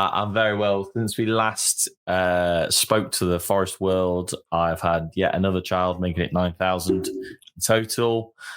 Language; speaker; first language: English; native; English